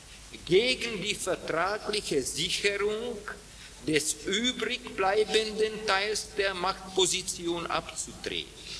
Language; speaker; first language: German; non-native, fluent; Czech